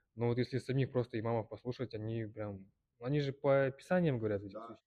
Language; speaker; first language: Russian; early bilingual, other home language; Kyrgyz